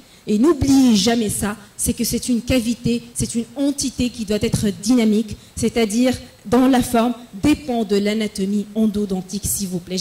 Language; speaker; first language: French; non-native, local second language; Arabic